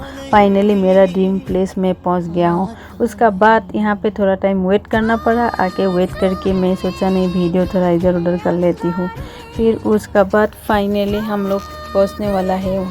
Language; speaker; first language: Hindi; non-native, local second language; Assamese